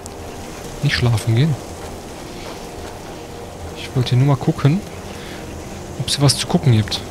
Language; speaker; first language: German; native; German